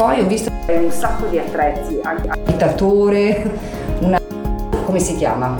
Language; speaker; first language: Italian; native; Italian